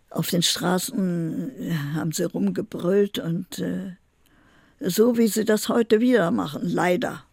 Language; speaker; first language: German; native; German